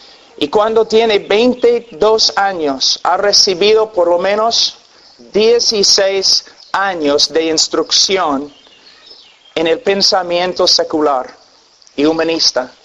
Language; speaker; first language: Spanish; non-native, fluent; English